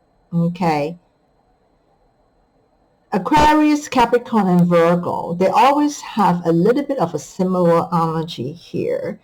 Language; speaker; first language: English; non-native, fluent; Chinese